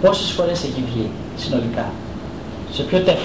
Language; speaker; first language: Greek; native; Greek